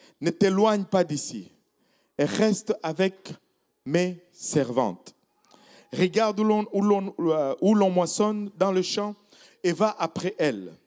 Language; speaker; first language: French; non-native, local second language; Swahili